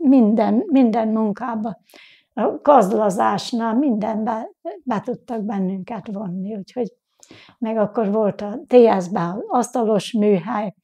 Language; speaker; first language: Hungarian; native; Hungarian